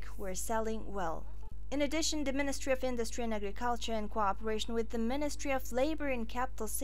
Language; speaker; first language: English; non-native, fluent; Mongolian